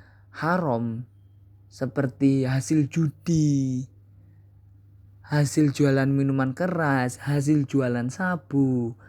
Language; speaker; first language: Indonesian; native; Indonesian